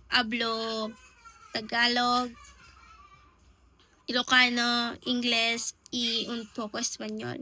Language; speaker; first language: Spanish; non-native, learner; Filipino